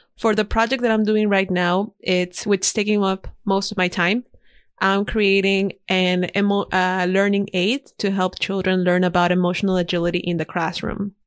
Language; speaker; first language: English; non-native, fluent; Spanish